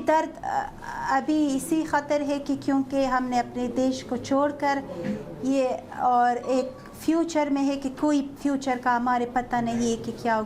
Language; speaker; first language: Hindi; non-native, fluent; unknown